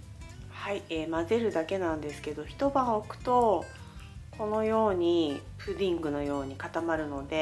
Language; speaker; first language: Japanese; native; Japanese